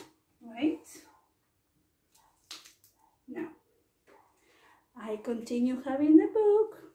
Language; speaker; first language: English; non-native, fluent; Spanish